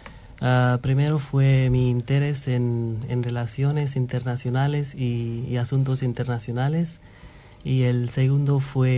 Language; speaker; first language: Spanish; non-native, fluent; Hindi